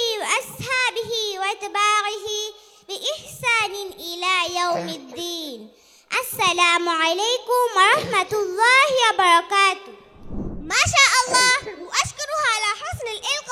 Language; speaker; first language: Arabic; non-native, learner; Bangla